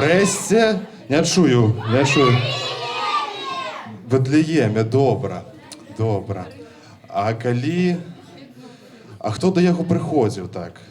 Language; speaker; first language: Belarusian; non-native, local second language; Russian